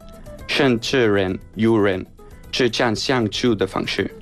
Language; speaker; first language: Chinese; non-native, fluent; Spanish